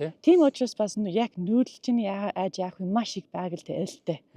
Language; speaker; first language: Mongolian; non-native, learner; English